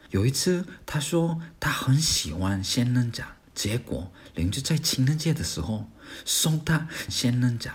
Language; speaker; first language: Chinese; non-native, fluent; Korean